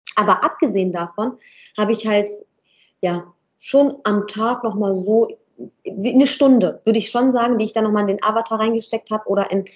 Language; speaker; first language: German; early bilingual, other home language; Arabic